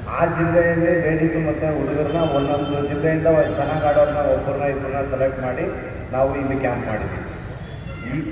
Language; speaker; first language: Kannada; native; Kannada